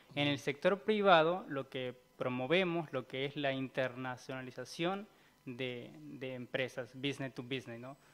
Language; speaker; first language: Spanish; native; Spanish